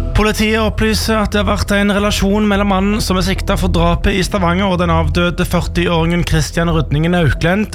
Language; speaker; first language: Norwegian; native; Norwegian